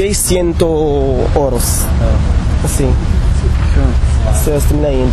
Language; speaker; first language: Spanish; non-native, learner; Arabic